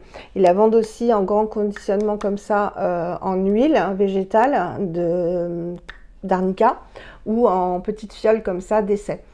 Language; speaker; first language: French; native; French